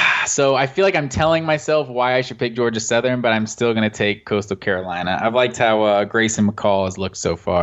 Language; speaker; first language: English; native; English